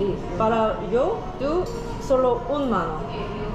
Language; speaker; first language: Spanish; non-native, learner; Korean